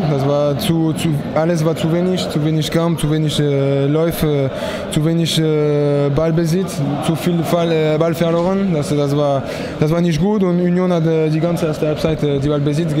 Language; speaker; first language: German; non-native, fluent; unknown